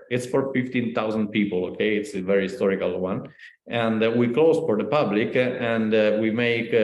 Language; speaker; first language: English; non-native, learner; Italian